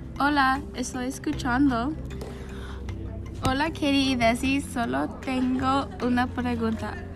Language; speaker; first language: Spanish; non-native, learner; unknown